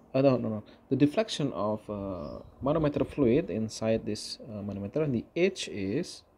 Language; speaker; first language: English; non-native, fluent; Indonesian